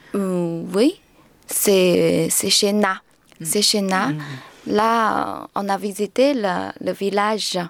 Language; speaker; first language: French; non-native, learner; Chinese